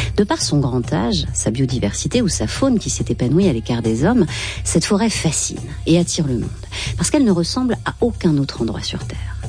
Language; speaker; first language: French; native; French